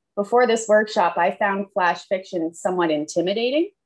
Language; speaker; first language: English; native; English